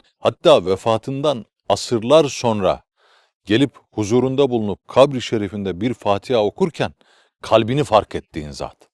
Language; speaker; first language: Turkish; native; Turkish